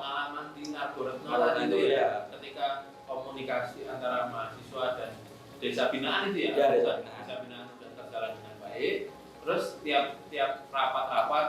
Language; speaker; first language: Indonesian; native; Indonesian